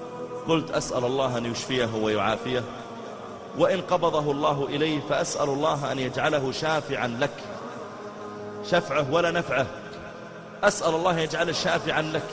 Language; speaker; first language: Arabic; native; Arabic